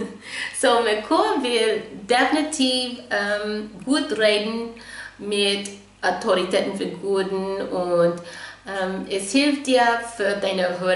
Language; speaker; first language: German; non-native, fluent; English